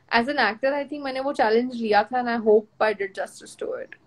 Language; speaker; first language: Hindi; non-native, local second language; Gujarati